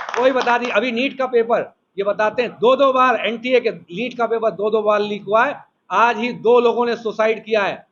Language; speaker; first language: Hindi; native; Hindi